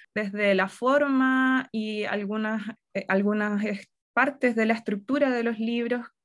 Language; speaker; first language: Spanish; native; Spanish